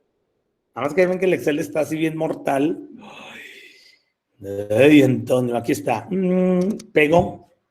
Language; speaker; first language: Spanish; native; Spanish